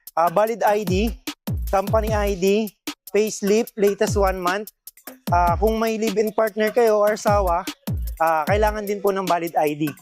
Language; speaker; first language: Filipino; native; Filipino